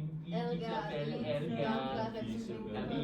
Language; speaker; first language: French; non-native, learner; English